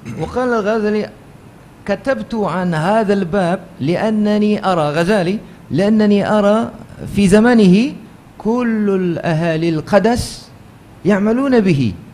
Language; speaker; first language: Arabic; non-native, fluent; Malay